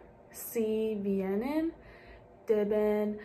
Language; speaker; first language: Spanish; non-native, learner; English